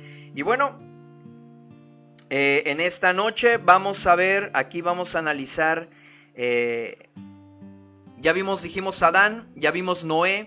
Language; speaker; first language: Spanish; native; Spanish